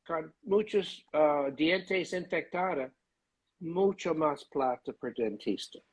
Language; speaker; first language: Spanish; non-native, learner; English